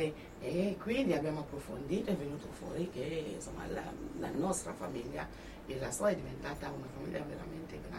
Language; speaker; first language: Italian; non-native, fluent; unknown